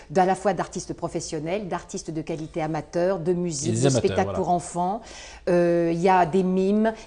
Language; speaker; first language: French; native; French